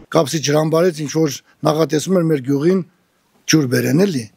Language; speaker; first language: Armenian; native; Armenian